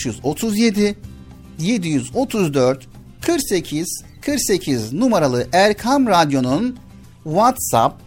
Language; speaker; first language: Turkish; native; Turkish